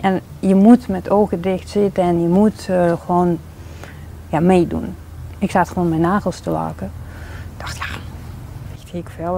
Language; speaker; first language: Dutch; non-native, fluent; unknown